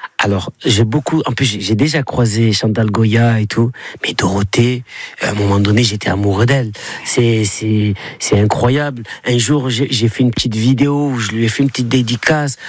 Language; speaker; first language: French; native; French